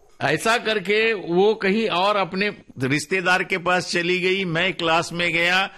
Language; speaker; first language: Hindi; non-native, local second language; Marathi